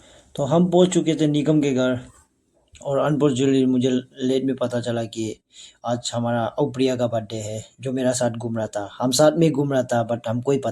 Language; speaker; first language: Hindi; non-native, local second language; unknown